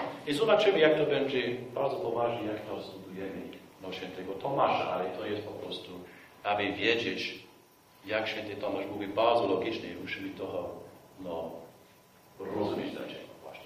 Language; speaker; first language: Polish; non-native, fluent; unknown